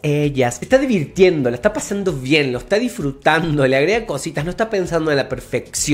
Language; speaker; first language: Spanish; native; Spanish